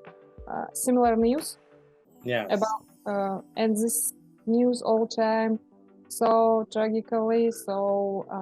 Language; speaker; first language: English; non-native, learner; Russian